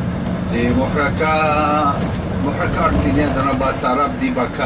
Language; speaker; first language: Indonesian; non-native, learner; Hebrew